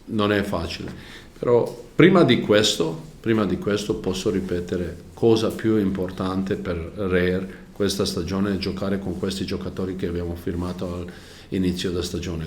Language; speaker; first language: Italian; non-native, learner; Croatian